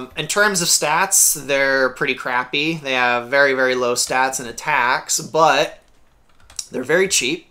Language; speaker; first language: English; native; English